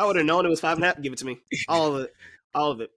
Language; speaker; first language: English; native; English